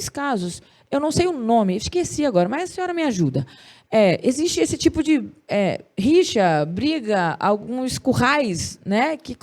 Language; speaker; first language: Portuguese; native; Portuguese